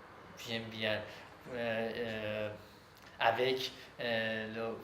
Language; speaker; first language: French; non-native, learner; Persian